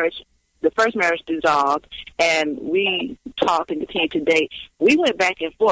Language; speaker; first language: English; native; English